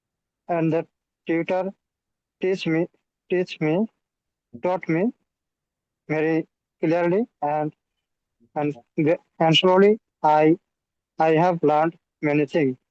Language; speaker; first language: English; non-native, learner; Bangla